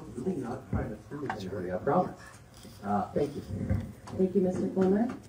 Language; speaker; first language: English; native; English